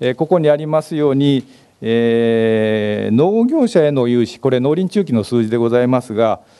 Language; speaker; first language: Japanese; native; Japanese